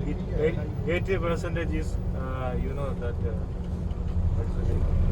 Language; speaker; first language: English; non-native, learner; Tamil